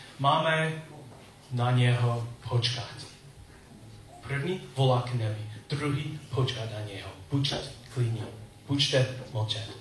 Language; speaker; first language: Czech; non-native, learner; English